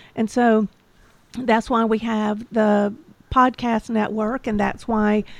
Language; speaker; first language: English; native; English